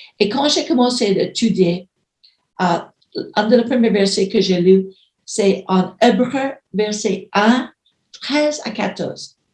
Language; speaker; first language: French; non-native, fluent; English